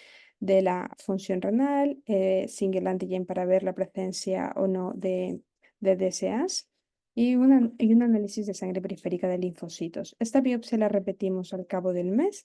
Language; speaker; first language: Spanish; native; Spanish